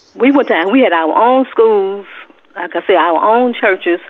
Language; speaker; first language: English; native; English